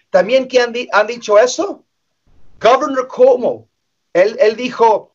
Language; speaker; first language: Spanish; early bilingual, heritage; English